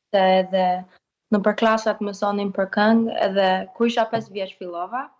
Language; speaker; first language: Albanian; early bilingual, other home language; English